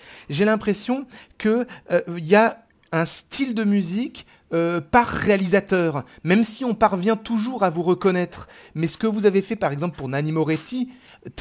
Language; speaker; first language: French; native; French